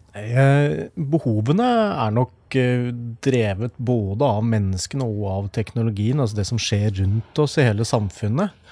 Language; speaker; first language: Norwegian; native; Norwegian